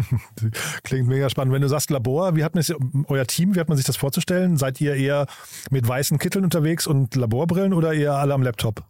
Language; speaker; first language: German; native; German